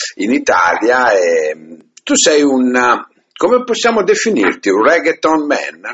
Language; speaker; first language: Italian; early bilingual, other home language; Spanish